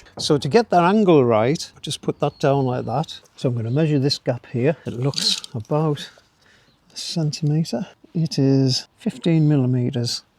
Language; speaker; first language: English; native; English